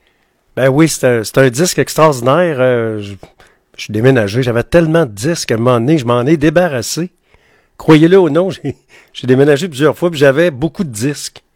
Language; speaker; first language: French; native; French